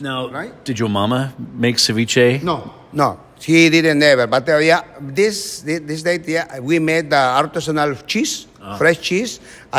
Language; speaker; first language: English; non-native, learner; Spanish